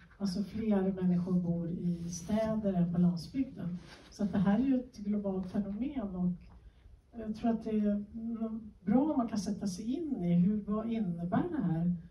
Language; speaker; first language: Swedish; native; Swedish